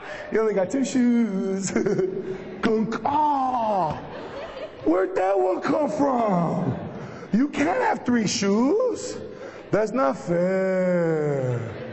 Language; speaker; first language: English; early bilingual, other home language; Spanish